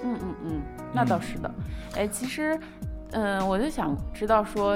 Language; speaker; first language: Chinese; native; Chinese